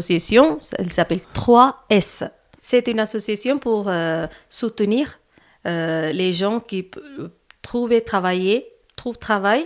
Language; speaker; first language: French; non-native, learner; Malayalam